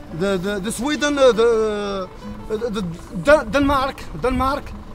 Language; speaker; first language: English; non-native, learner; Arabic